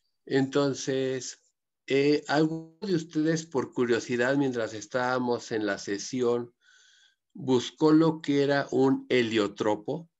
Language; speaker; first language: Spanish; native; Spanish